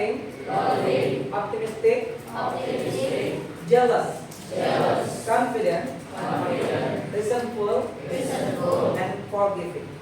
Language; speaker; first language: English; non-native, fluent; Indonesian